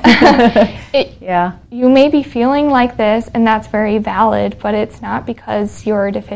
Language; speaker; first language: English; native; English